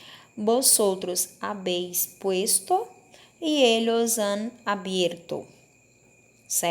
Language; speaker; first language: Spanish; non-native, fluent; Portuguese